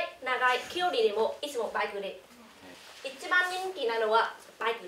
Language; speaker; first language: Japanese; non-native, fluent; Vietnamese